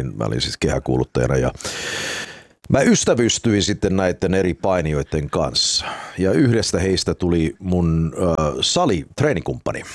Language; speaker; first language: Finnish; early bilingual, heritage; Finnish